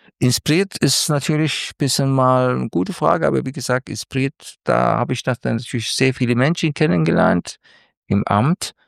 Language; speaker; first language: German; non-native, fluent; Turkish